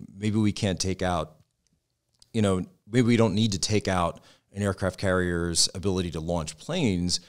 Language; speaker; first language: English; native; English